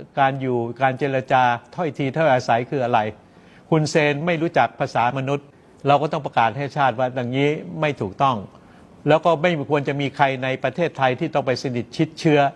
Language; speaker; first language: Thai; native; Thai